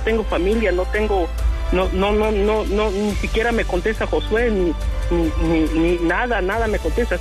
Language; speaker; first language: Spanish; native; Spanish